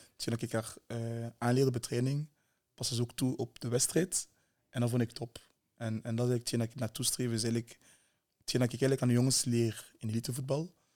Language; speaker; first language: Dutch; native; Dutch